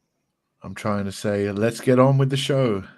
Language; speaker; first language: English; native; English